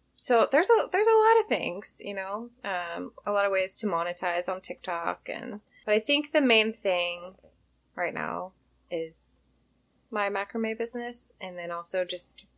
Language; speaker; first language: English; native; English